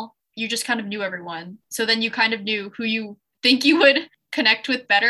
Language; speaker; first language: English; native; English